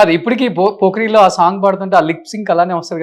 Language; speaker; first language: Telugu; native; Telugu